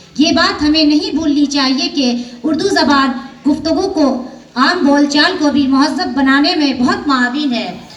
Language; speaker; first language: Urdu; native; Urdu